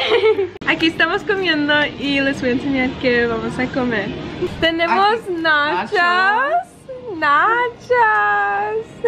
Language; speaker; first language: Spanish; early bilingual, heritage; Spanish